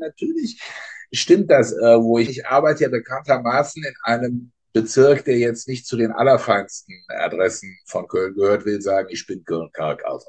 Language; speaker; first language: German; native; German